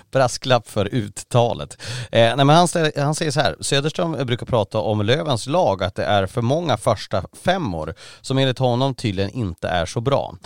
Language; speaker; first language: Swedish; native; Swedish